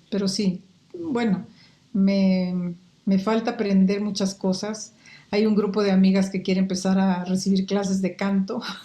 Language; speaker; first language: Spanish; native; Spanish